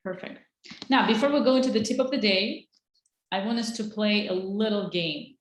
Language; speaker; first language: English; non-native, fluent; Azerbaijani